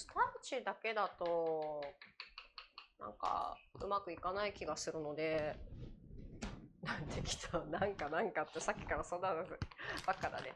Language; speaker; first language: Japanese; native; Japanese